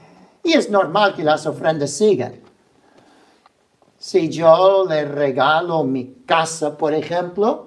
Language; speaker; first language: Spanish; non-native, fluent; English